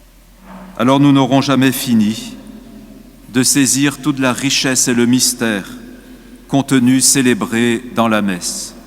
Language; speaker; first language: French; native; French